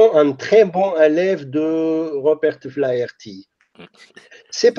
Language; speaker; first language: French; non-native, fluent; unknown